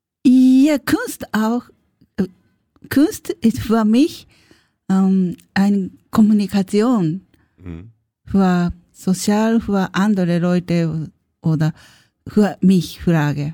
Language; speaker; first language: German; non-native, learner; Japanese